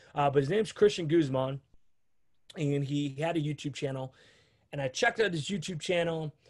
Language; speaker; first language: English; native; English